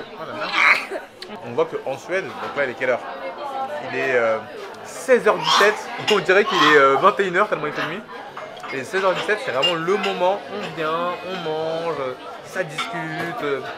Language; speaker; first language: French; native; French